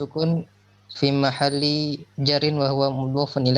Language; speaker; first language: Arabic; non-native, learner; Indonesian